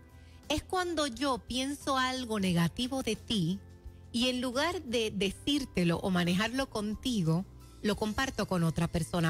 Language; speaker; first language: Spanish; native; Spanish